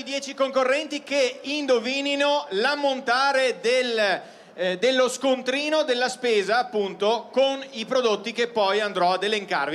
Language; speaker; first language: Italian; native; Italian